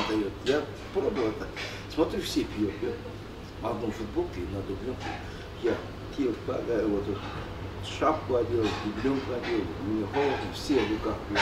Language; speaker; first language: Russian; non-native, local second language; Uzbek